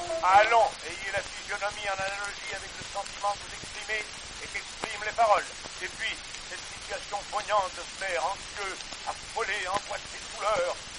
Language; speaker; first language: French; native; French